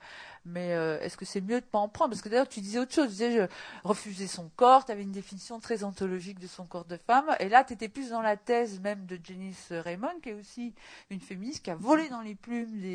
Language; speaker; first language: French; native; French